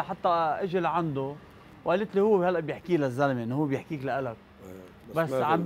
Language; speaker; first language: Arabic; native; Arabic